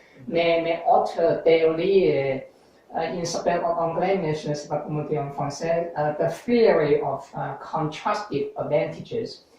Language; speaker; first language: French; non-native, learner; English